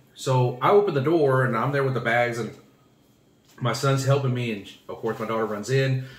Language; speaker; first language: English; native; English